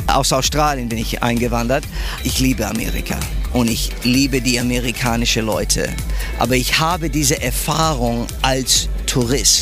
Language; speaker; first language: German; non-native, fluent; English